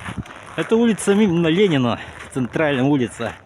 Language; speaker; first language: Russian; native; Russian